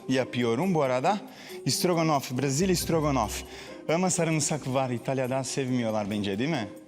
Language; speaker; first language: Turkish; non-native, learner; Portuguese